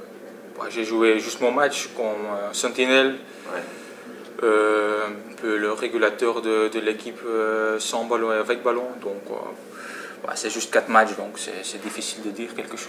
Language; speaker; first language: French; non-native, fluent; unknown